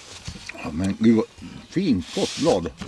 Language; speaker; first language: Swedish; native; Swedish